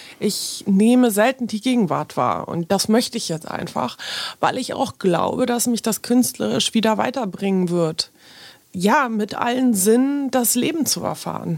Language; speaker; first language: German; early bilingual, other home language; Polish